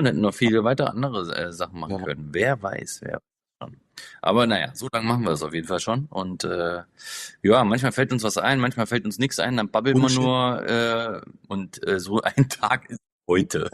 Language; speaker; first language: German; native; German